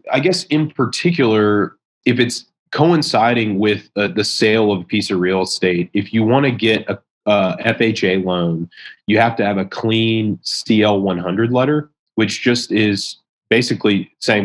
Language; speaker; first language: English; native; English